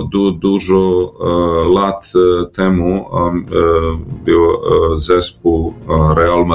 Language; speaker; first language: Polish; non-native, learner; Serbian